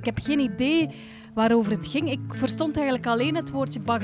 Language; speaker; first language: Dutch; native; Dutch